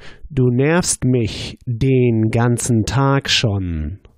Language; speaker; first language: German; native; German